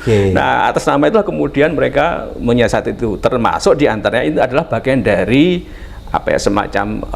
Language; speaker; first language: Indonesian; native; Indonesian